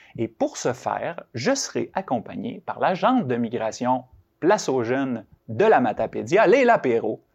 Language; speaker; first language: French; native; French